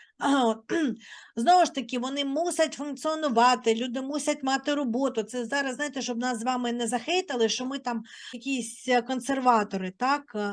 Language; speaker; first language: Ukrainian; native; Ukrainian